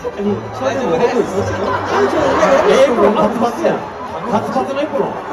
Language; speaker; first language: Japanese; native; Japanese